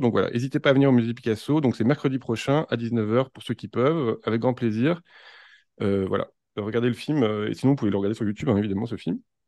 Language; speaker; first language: French; native; French